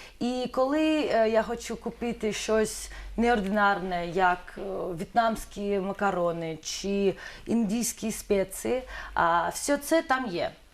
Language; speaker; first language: Ukrainian; non-native, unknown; Russian